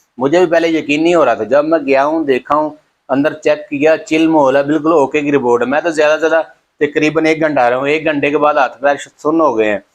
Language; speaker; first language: Urdu; non-native, local second language; Punjabi